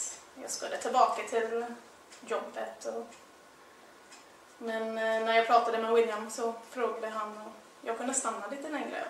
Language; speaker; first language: Swedish; non-native, fluent; English